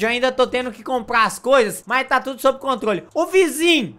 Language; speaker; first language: Portuguese; native; Portuguese